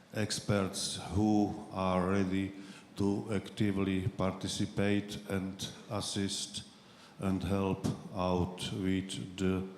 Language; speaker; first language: English; non-native, fluent; Slovak